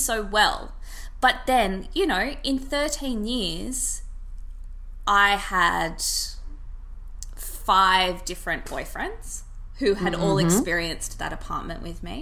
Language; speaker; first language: English; native; English